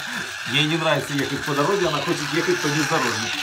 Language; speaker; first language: Russian; native; Russian